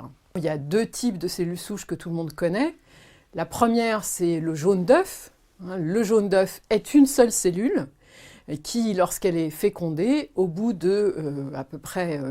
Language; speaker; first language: French; native; French